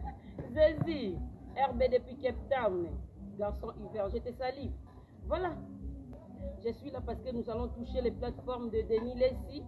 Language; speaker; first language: French; non-native, local second language; Lingala